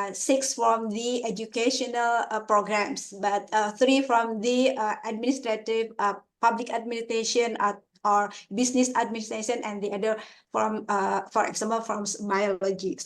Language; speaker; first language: English; non-native, fluent; Indonesian